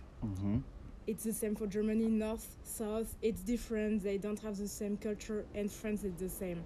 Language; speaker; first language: English; non-native, learner; French